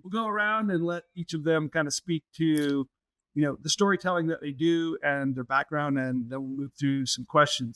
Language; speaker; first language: English; native; English